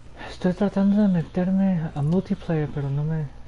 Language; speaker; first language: Spanish; native; Spanish